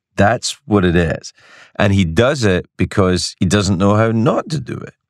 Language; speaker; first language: English; native; English